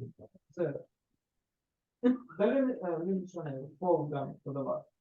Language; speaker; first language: Hebrew; non-native, learner; Russian